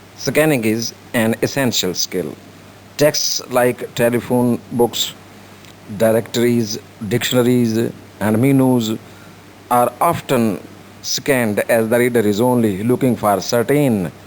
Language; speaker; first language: English; non-native, local second language; Urdu